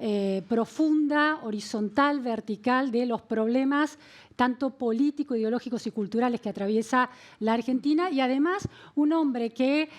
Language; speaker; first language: Spanish; native; Spanish